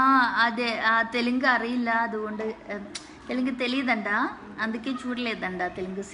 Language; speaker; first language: Telugu; non-native, local second language; Malayalam